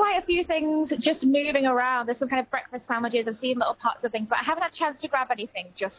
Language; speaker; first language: English; native; English